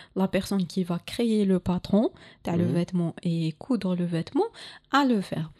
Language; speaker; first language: French; non-native, local second language; Arabic